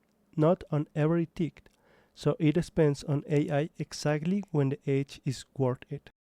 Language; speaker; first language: English; non-native, fluent; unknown